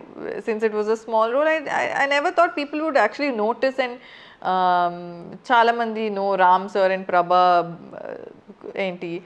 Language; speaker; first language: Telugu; non-native, fluent; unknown